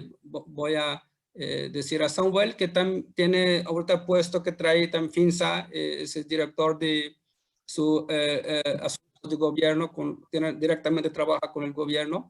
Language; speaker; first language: Spanish; non-native, fluent; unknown